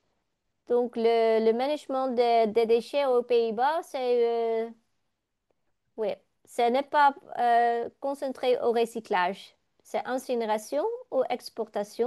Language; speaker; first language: French; non-native, learner; Dutch